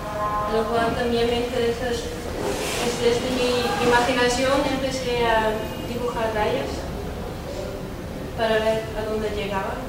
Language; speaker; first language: Spanish; non-native, fluent; Dutch